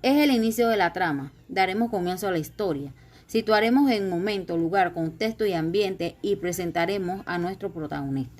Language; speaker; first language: Spanish; native; Spanish